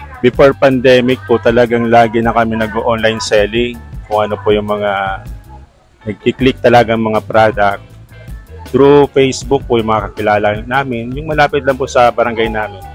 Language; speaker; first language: Filipino; non-native, local second language; Bikol